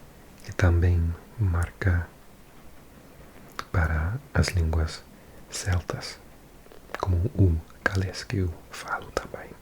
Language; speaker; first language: Portuguese; non-native, learner; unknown